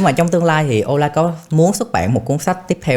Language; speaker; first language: Vietnamese; native; Vietnamese